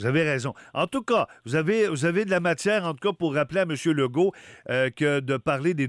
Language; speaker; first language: French; native; French